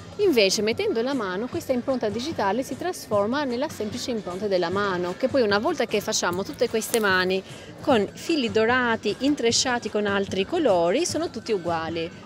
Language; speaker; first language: Italian; non-native, fluent; Albanian